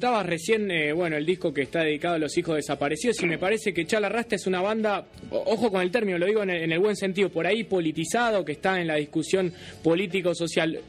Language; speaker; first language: Spanish; native; Spanish